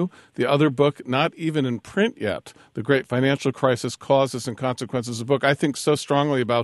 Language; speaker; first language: English; native; English